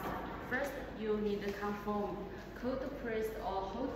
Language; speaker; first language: English; non-native, learner; Chinese